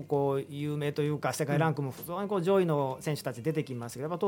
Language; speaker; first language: Japanese; native; Japanese